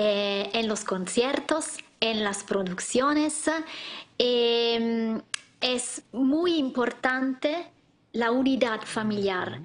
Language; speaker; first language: Spanish; non-native, learner; Italian